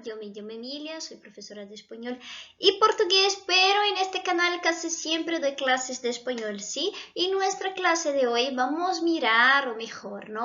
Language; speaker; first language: Spanish; non-native, fluent; Portuguese